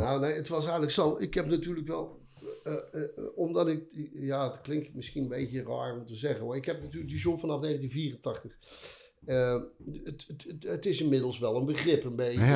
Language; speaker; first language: Dutch; native; Dutch